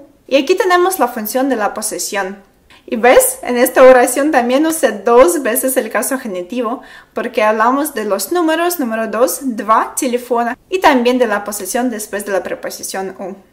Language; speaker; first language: Spanish; non-native, fluent; Russian